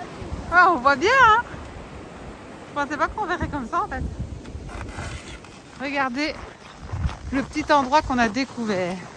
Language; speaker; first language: French; native; French